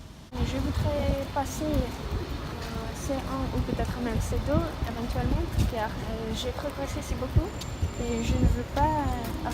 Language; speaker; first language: French; non-native, learner; Russian